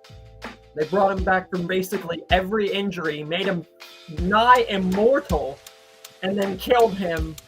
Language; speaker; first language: English; native; English